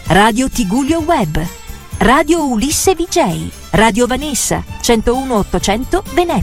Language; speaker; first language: Italian; native; Italian